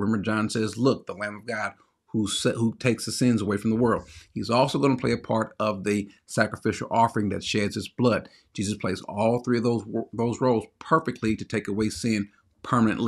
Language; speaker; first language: English; native; English